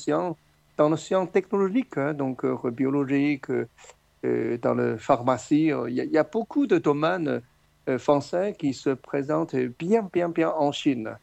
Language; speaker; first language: French; non-native, fluent; Chinese